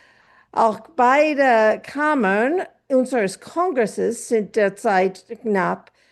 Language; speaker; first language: German; non-native, fluent; English